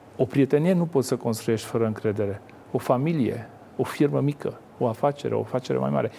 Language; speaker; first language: Romanian; non-native, local second language; Hungarian